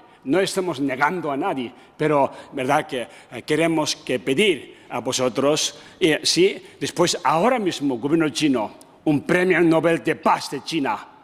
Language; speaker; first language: Spanish; non-native, learner; Tibetan